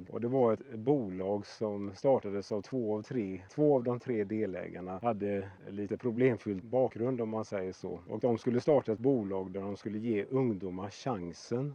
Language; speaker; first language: Swedish; native; Swedish